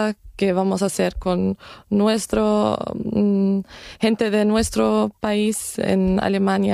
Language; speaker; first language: Spanish; non-native, fluent; German